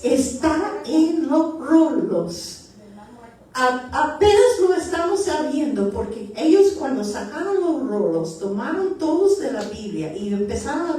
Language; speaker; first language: Spanish; early bilingual, heritage; Spanish